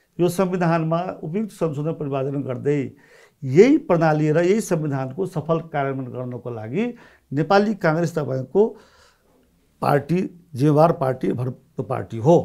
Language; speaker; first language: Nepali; non-native, local second language; Maithili